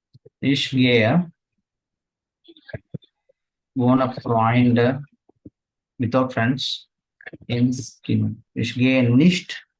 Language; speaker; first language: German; non-native, fluent; Tamil